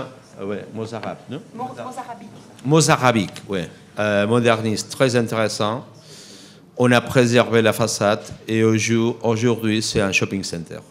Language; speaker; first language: French; non-native, fluent; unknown